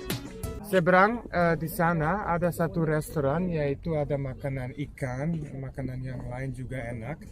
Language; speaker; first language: Indonesian; non-native, fluent; Serbian